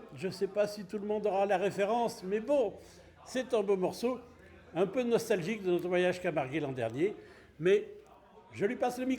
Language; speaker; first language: French; native; French